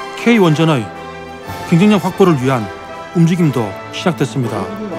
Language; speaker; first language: Korean; native; Korean